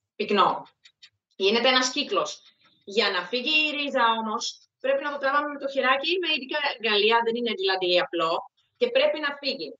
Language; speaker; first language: Greek; non-native, fluent; Czech